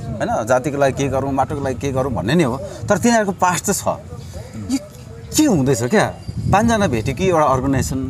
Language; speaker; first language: Nepali; native; Nepali